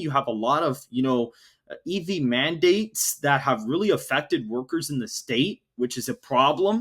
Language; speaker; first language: English; native; English